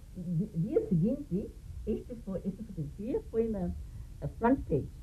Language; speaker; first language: Portuguese; non-native, fluent; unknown